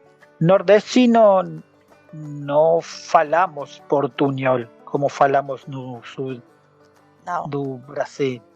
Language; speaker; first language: Portuguese; non-native, learner; Spanish